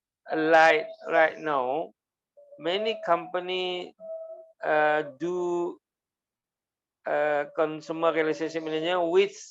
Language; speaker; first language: English; non-native, learner; Malay